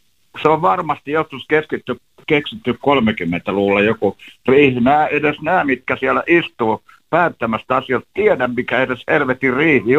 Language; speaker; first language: Finnish; native; Finnish